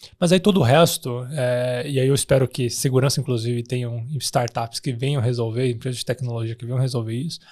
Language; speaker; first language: Portuguese; early bilingual, other home language; Chinese